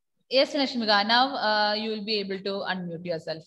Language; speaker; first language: English; non-native, local second language; Malayalam